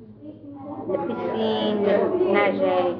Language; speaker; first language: French; non-native, learner; English